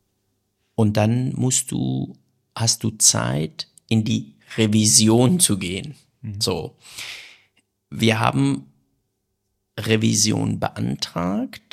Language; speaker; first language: German; non-native, fluent; Persian